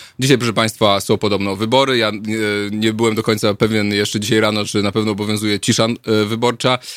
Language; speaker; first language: Polish; native; Polish